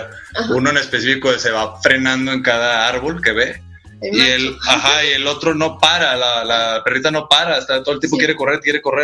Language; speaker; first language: Spanish; native; Spanish